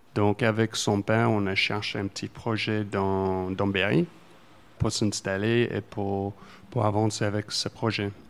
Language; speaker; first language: French; non-native, fluent; English